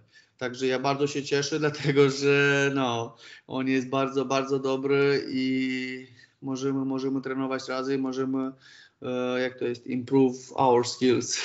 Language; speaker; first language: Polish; non-native, fluent; Romanian